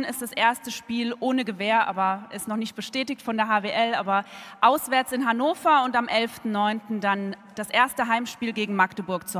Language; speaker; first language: German; native; German